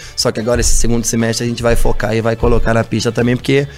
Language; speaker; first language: Portuguese; native; Portuguese